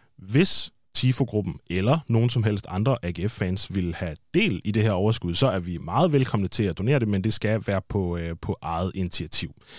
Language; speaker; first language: Danish; native; Danish